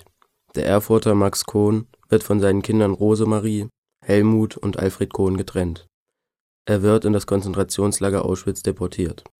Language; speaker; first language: German; native; German